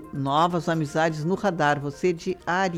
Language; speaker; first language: Portuguese; native; Portuguese